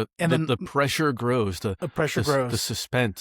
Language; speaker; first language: English; native; English